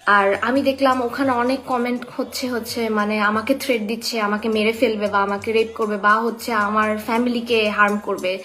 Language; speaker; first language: Bangla; non-native, local second language; Kok Borok